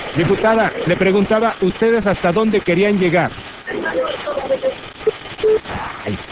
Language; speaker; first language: Spanish; native; Spanish